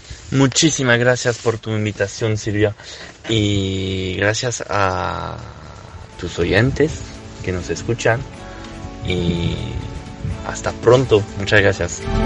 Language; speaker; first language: Spanish; non-native, fluent; French